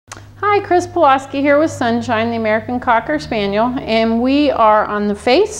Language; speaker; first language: English; native; English